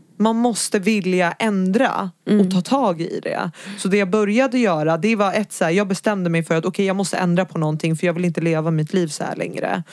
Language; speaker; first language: Swedish; early bilingual, other home language; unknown